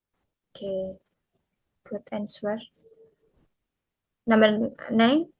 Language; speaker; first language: English; non-native, learner; Indonesian